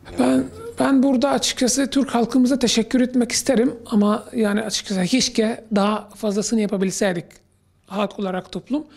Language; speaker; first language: Turkish; non-native, fluent; Arabic